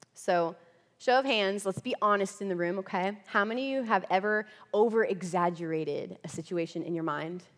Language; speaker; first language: English; native; English